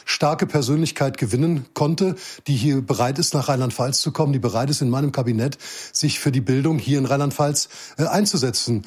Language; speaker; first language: German; native; German